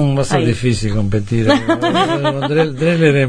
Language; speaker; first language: Spanish; native; Spanish